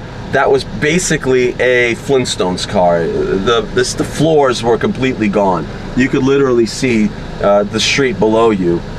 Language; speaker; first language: English; native; English